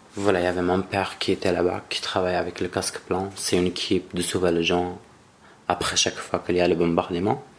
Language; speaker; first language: French; non-native, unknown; Arabic